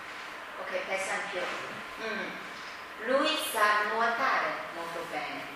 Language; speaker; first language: Italian; non-native, learner; Chinese